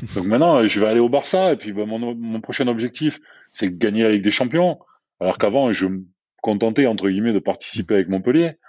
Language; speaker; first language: French; native; French